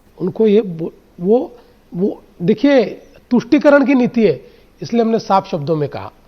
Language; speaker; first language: Hindi; non-native, local second language; Marathi